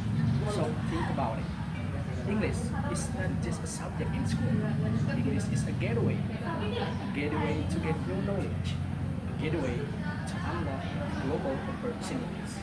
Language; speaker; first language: English; non-native, learner; Indonesian